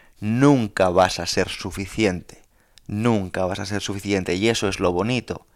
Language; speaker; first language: Spanish; native; Spanish